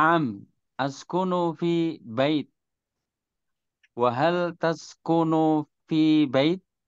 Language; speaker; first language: Arabic; non-native, learner; Indonesian